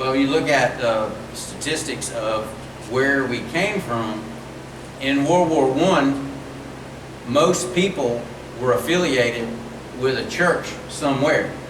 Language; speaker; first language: English; native; English